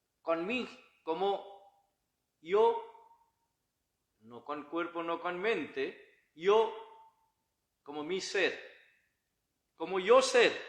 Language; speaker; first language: Spanish; non-native, learner; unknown